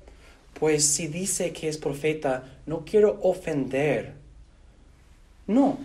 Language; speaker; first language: Spanish; non-native, fluent; English